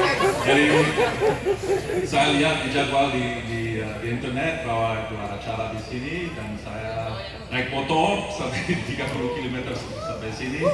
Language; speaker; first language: Indonesian; non-native, fluent; English